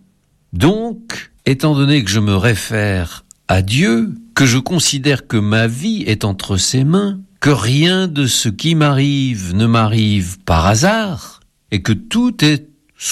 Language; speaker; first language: French; native; French